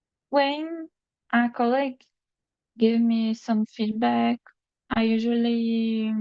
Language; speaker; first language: English; non-native, learner; Portuguese